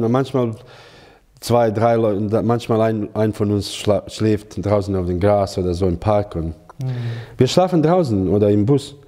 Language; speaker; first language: German; non-native, learner; Croatian